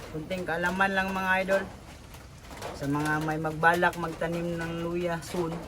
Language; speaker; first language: Filipino; non-native, local second language; Cebuano